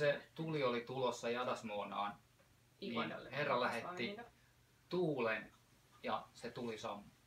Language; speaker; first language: Finnish; native; Finnish